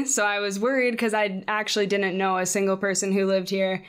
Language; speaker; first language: English; native; English